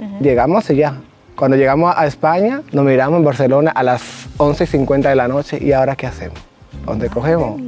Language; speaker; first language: Spanish; native; Spanish